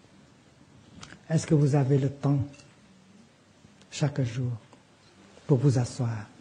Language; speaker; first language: French; non-native, fluent; Vietnamese